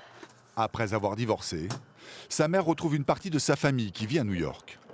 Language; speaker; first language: French; native; French